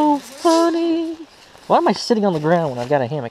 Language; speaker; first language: English; native; English